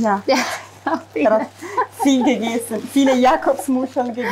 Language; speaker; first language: German; non-native, fluent; Italian